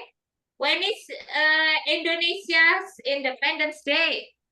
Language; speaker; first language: English; non-native, fluent; Indonesian